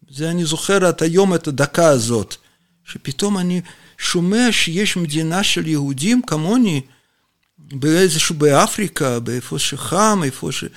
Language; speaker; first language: Hebrew; non-native, fluent; Russian